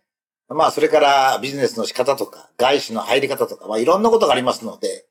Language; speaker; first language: Japanese; native; Japanese